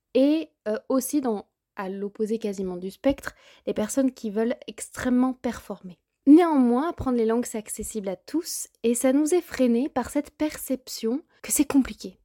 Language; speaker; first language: French; native; French